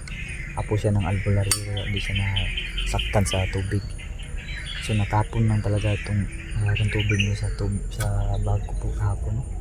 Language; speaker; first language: Filipino; non-native, local second language; Cebuano